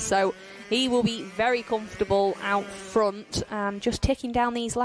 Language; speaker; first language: English; native; English